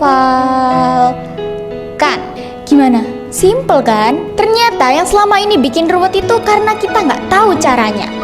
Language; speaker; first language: Indonesian; native; Indonesian